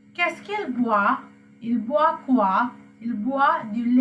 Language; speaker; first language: French; non-native, fluent; Sinhala